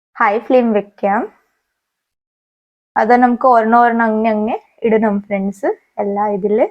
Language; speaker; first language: Malayalam; non-native, learner; Hindi